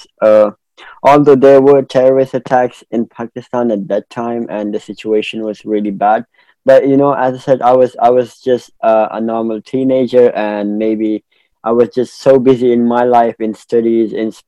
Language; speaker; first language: English; non-native, local second language; Pashto